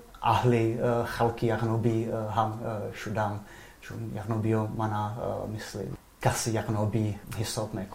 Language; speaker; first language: Persian; non-native, fluent; Czech